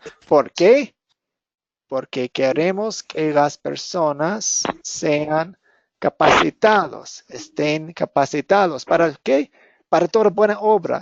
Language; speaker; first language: Spanish; non-native, fluent; English